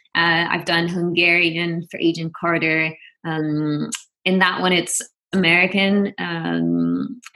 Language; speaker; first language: English; non-native, fluent; Dutch